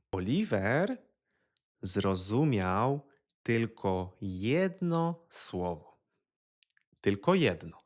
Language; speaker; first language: Polish; native; Polish